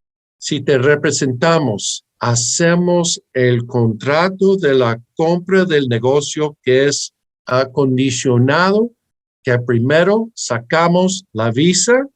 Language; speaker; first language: Spanish; early bilingual, heritage; English